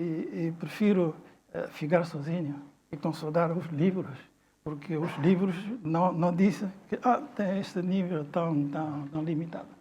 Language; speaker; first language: Portuguese; non-native, fluent; Chinese